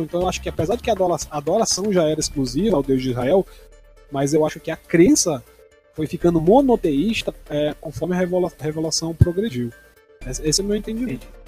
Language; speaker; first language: Portuguese; native; Portuguese